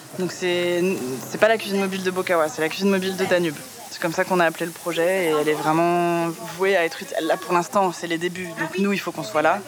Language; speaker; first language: French; native; French